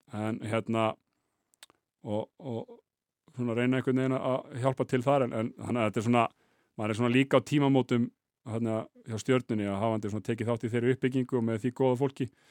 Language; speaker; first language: Icelandic; native; Icelandic